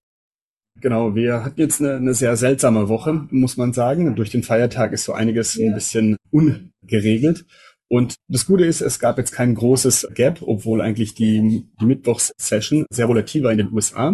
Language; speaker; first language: German; native; German